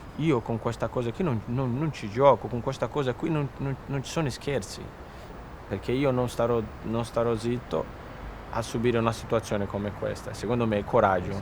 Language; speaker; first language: Italian; non-native, fluent; Portuguese